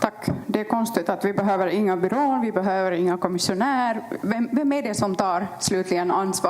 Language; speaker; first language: Swedish; non-native, fluent; Kurdish